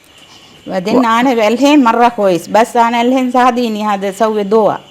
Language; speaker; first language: Arabic; non-native, learner; Sinhala